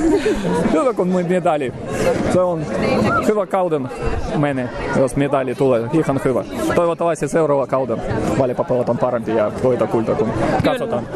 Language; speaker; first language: Finnish; non-native, learner; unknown